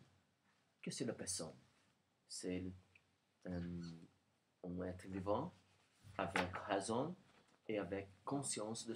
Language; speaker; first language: French; non-native, learner; Portuguese